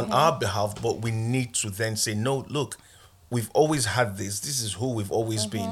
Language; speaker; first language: English; non-native, local second language; Igbo